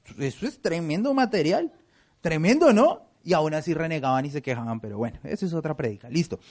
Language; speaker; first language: Spanish; native; Spanish